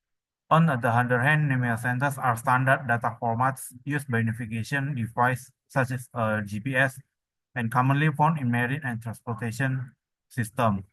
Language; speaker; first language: English; non-native, learner; Indonesian